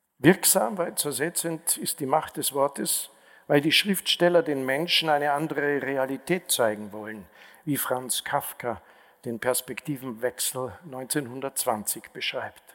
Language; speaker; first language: German; native; German